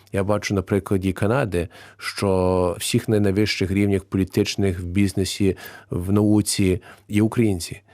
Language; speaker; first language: Ukrainian; early bilingual, heritage; Ukrainian